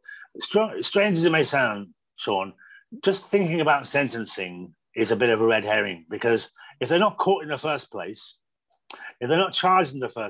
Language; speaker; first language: English; native; English